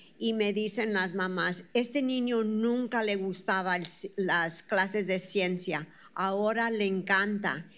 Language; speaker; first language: Spanish; early bilingual, heritage; Spanish